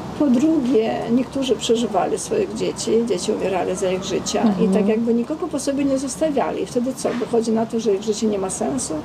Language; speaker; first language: Polish; non-native, fluent; Armenian